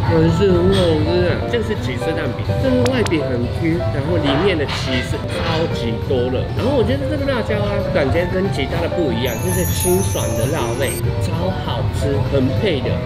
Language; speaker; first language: Chinese; non-native, fluent; Japanese